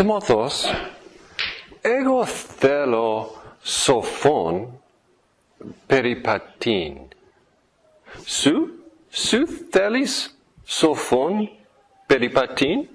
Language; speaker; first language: Greek; non-native, fluent; English